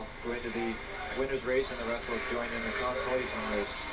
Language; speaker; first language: English; native; English